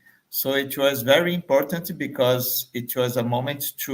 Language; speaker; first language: English; non-native, fluent; Portuguese